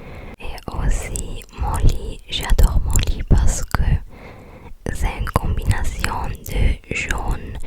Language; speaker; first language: French; non-native, learner; English